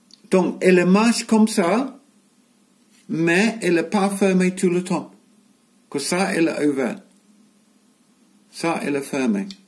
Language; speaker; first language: French; non-native, learner; English